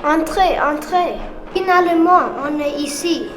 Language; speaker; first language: French; non-native, learner; English